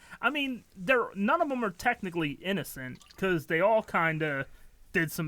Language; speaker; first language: English; native; English